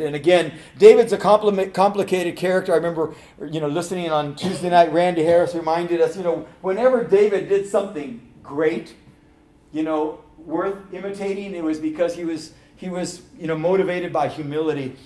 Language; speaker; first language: English; native; English